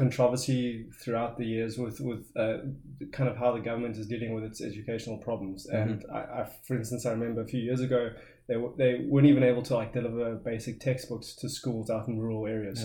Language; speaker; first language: English; native; English